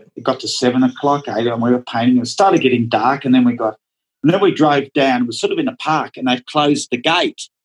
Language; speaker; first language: English; non-native, local second language; Dutch